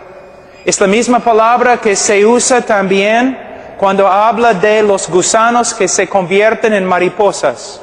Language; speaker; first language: Spanish; non-native, fluent; English